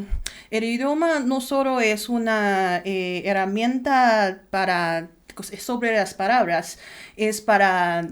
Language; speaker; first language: Spanish; non-native, learner; Chinese